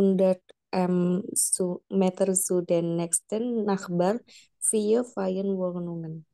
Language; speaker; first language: German; non-native, learner; Indonesian